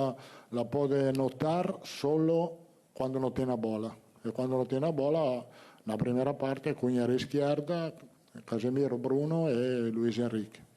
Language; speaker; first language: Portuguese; non-native, learner; Italian